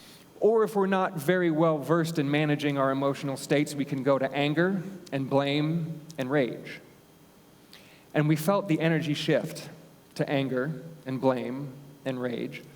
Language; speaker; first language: English; native; English